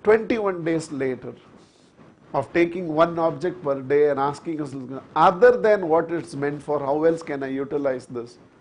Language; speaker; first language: English; non-native, local second language; Tamil